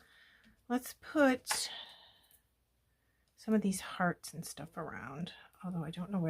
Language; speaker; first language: English; native; English